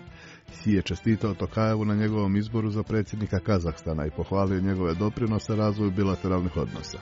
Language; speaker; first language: Croatian; non-native, fluent; Chinese